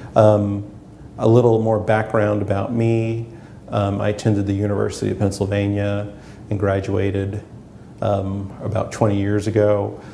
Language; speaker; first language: English; native; English